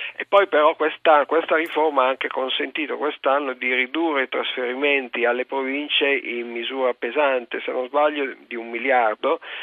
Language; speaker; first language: Italian; native; Italian